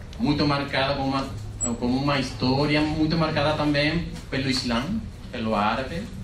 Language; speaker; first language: Portuguese; non-native, fluent; Spanish